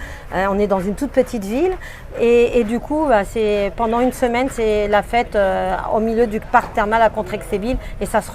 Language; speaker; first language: French; native; French